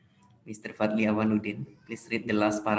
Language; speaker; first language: English; non-native, fluent; Indonesian